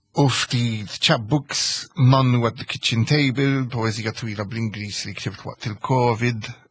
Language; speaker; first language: Maltese; early bilingual, heritage; Maltese